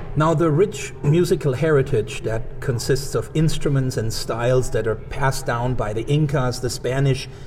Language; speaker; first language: English; non-native, fluent; German